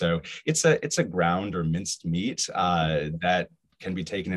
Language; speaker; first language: English; native; English